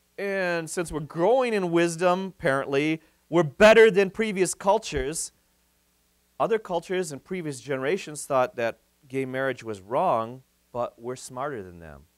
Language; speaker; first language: English; native; English